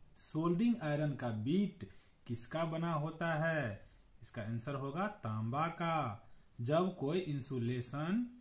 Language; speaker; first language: Hindi; native; Hindi